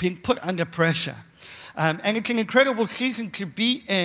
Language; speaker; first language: English; native; English